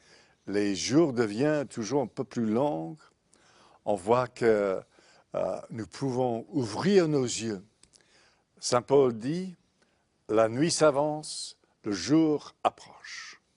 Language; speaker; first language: French; non-native, fluent; English